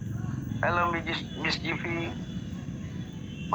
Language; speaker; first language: English; non-native, learner; Indonesian